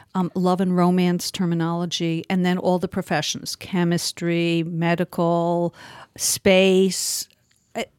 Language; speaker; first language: English; early bilingual, other home language; Yiddish